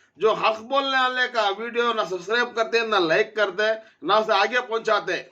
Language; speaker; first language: Hindi; native; Hindi